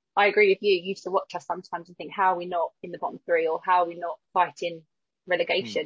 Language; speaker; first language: English; native; English